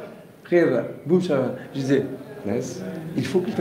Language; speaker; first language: French; non-native, learner; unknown